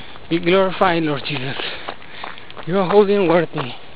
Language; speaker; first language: English; early bilingual, other home language; Spanish